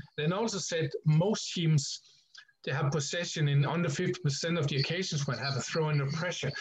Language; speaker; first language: English; non-native, fluent; Danish